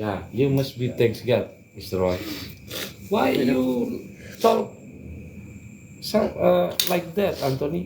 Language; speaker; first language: English; non-native, learner; Indonesian